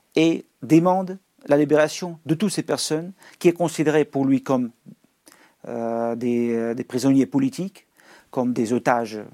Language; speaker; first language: French; non-native, fluent; Russian